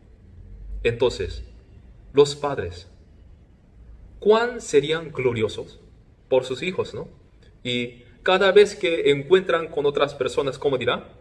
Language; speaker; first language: Spanish; non-native, fluent; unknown